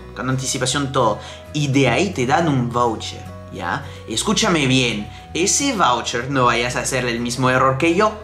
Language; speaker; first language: Spanish; non-native, fluent; French